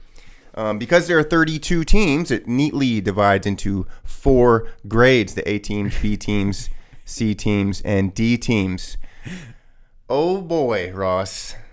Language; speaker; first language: English; native; English